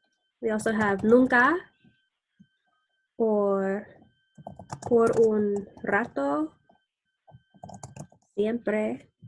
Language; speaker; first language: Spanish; non-native, fluent; English